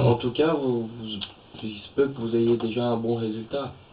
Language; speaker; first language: French; native; French